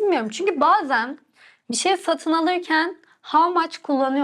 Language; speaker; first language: Turkish; native; Turkish